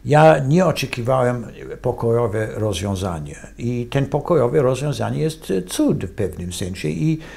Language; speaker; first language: Polish; non-native, fluent; English